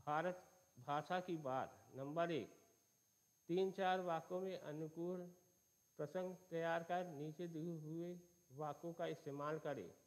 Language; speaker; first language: Hindi; native; Hindi